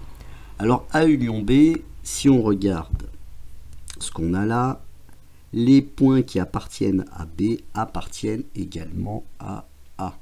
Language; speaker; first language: French; native; French